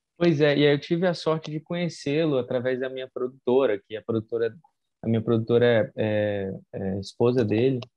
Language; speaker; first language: Portuguese; native; Portuguese